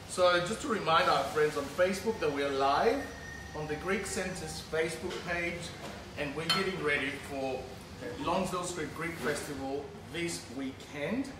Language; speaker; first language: English; early bilingual, other home language; Greek